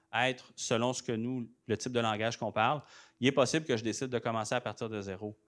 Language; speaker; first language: French; native; French